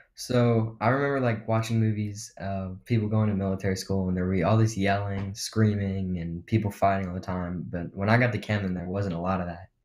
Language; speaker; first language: English; native; English